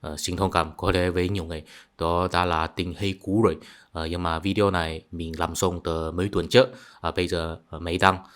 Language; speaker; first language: Vietnamese; non-native, fluent; Chinese